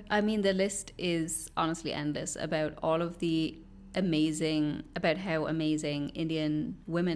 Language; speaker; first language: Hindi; non-native, learner; English